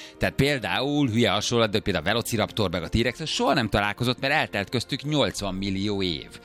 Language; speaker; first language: Hungarian; native; Hungarian